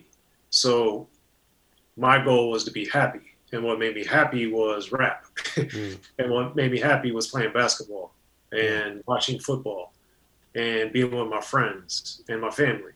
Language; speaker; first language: English; native; English